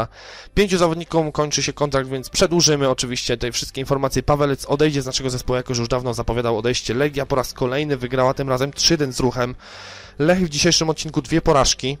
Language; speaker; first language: Polish; native; Polish